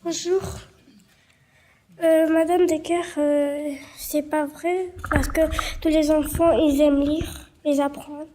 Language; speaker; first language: French; non-native, learner; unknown